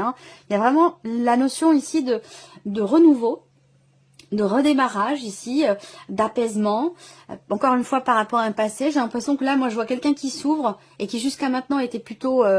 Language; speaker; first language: French; native; French